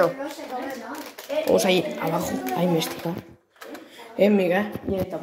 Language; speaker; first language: Spanish; native; Spanish